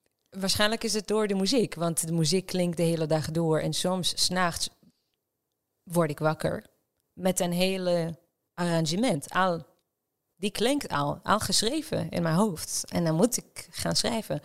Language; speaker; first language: Dutch; non-native, fluent; Hebrew